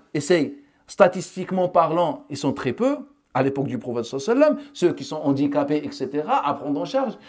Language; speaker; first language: French; non-native, local second language; Wolof